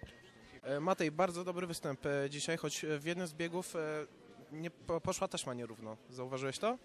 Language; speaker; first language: Polish; native; Polish